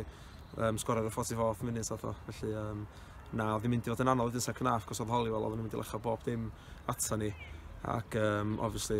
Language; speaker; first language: Welsh; native; Welsh